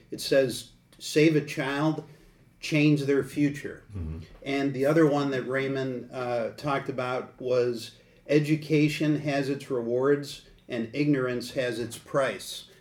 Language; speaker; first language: English; native; English